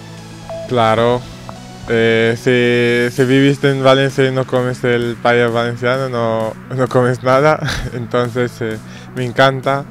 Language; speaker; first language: Spanish; non-native, fluent; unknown